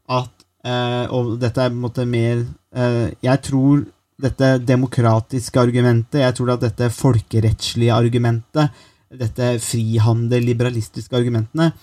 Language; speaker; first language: Norwegian; native; Norwegian